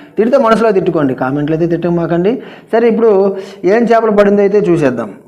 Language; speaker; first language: Telugu; non-native, local second language; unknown